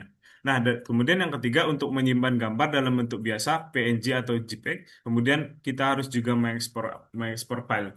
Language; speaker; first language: Indonesian; native; Indonesian